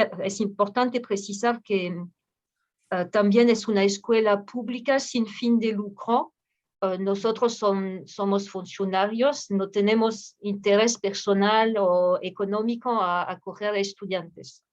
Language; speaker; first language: Spanish; non-native, fluent; French